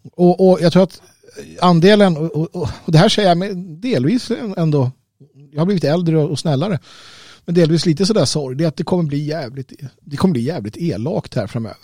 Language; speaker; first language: Swedish; native; Swedish